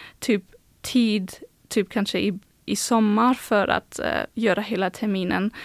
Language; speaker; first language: Swedish; non-native, fluent; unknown